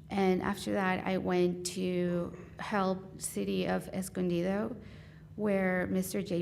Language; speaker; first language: English; non-native, fluent; Spanish